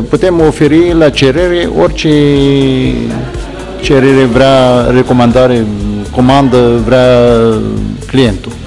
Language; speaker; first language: Romanian; non-native, fluent; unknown